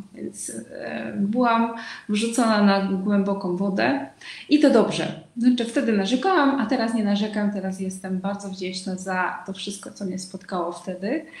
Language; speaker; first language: Polish; non-native, fluent; Russian